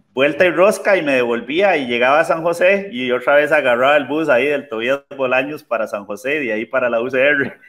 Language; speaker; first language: Spanish; native; Spanish